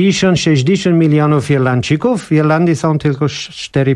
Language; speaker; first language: Polish; non-native, learner; English